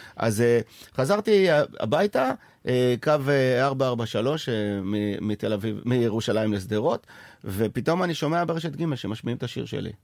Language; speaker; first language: Hebrew; native; Hebrew